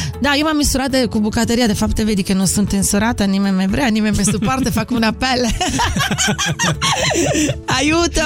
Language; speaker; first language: Romanian; non-native, fluent; Italian